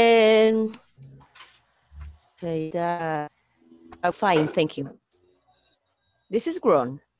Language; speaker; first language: English; non-native, learner; Spanish